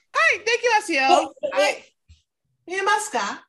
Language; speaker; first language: Japanese; non-native, learner; English